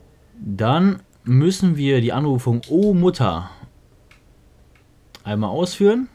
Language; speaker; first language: German; native; German